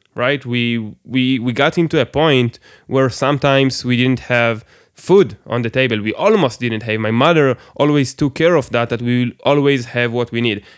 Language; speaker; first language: English; non-native, fluent; Hebrew